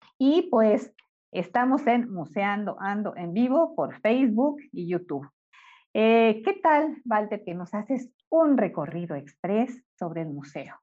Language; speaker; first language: Spanish; native; Spanish